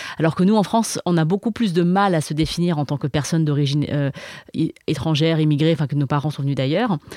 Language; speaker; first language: French; native; French